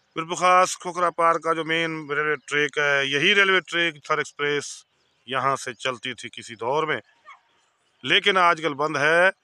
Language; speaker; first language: Urdu; non-native, local second language; Sindhi